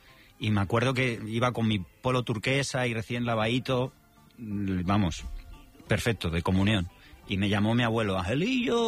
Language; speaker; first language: Spanish; native; Spanish